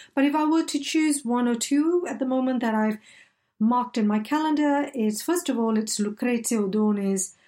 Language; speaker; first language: English; native; English